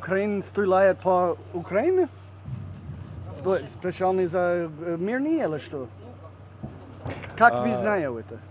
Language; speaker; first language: Russian; non-native, learner; English